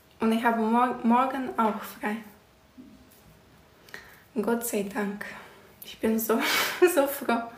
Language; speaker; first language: German; non-native, learner; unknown